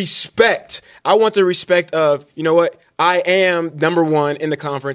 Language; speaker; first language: English; native; English